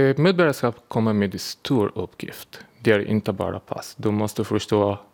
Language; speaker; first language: Swedish; non-native, fluent; Arabic